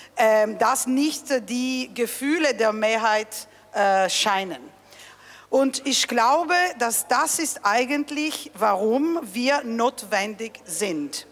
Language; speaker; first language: German; non-native, fluent; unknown